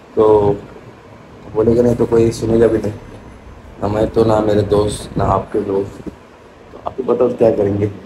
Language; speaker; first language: Hindi; non-native, local second language; Marathi